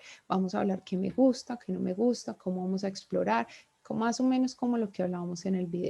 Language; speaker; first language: Spanish; native; Spanish